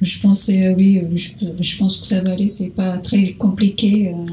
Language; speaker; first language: French; non-native, learner; Portuguese